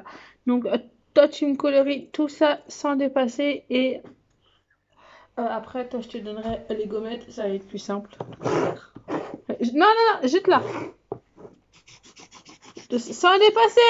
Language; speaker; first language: French; native; French